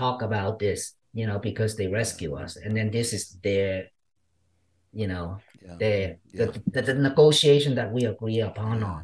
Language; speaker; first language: English; non-native, fluent; Vietnamese